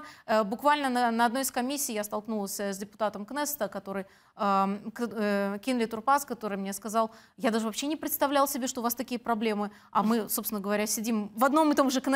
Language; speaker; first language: Russian; native; Russian